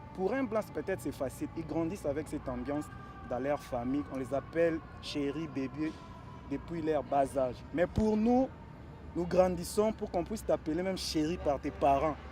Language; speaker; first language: French; non-native, local second language; Lingala